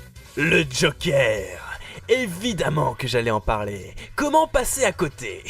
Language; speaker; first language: French; native; French